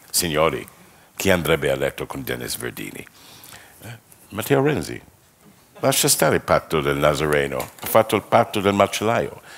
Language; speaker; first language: Italian; non-native, fluent; English